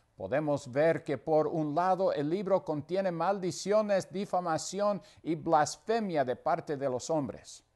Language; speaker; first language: Spanish; non-native, fluent; English